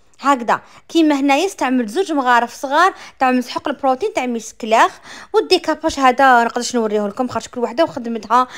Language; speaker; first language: Arabic; native; Arabic